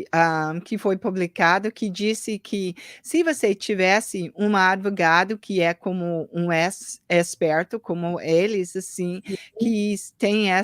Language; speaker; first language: Portuguese; early bilingual, heritage; English